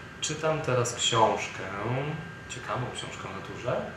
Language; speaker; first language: Polish; native; Polish